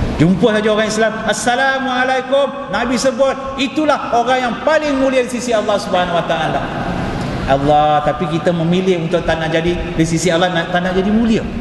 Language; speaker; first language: Malay; non-native, local second language; Tamil